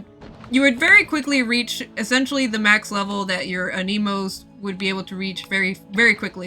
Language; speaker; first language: English; native; English